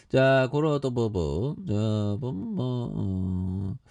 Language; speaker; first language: Korean; native; Korean